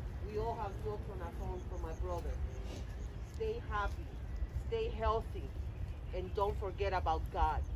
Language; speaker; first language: English; early bilingual, other home language; Spanish